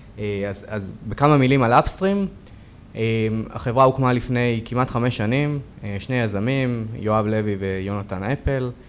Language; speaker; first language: Hebrew; native; Hebrew